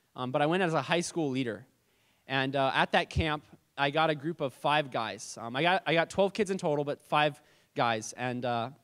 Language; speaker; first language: English; native; English